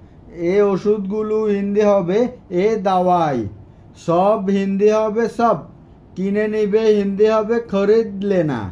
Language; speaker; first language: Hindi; non-native, fluent; Bangla